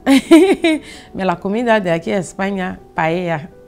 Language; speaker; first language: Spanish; non-native, learner; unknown